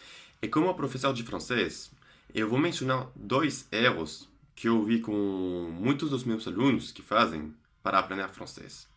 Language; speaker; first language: Portuguese; non-native, fluent; French